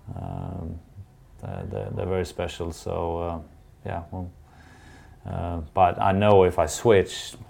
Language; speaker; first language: English; non-native, fluent; Swedish